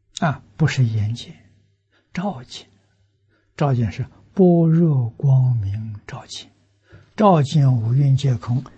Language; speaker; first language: Chinese; native; Chinese